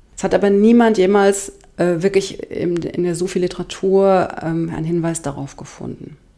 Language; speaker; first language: German; native; German